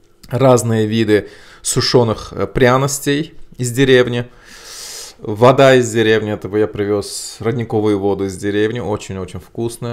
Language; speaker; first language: Russian; non-native, local second language; Azerbaijani